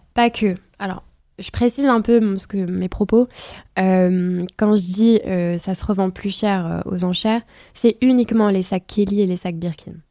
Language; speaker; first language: French; native; French